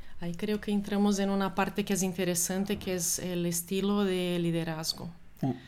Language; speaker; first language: Spanish; non-native, fluent; Portuguese